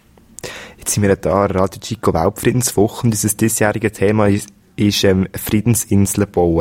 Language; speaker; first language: German; native; German